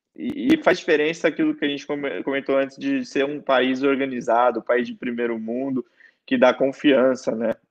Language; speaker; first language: Portuguese; native; Portuguese